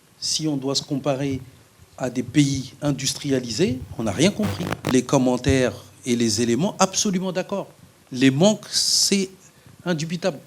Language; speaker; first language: French; native; French